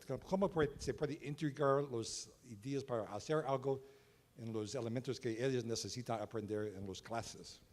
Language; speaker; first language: Spanish; non-native, learner; English